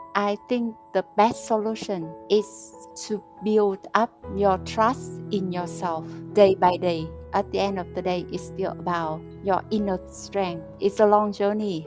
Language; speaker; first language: English; non-native, fluent; Vietnamese